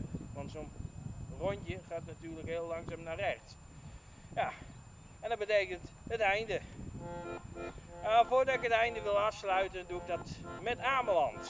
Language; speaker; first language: Dutch; native; Dutch